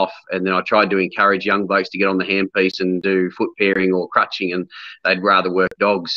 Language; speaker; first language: English; native; English